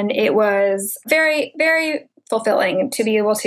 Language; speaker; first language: English; native; English